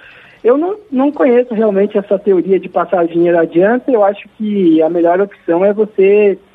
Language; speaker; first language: Portuguese; native; Portuguese